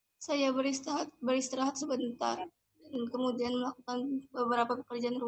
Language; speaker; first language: Indonesian; non-native, learner; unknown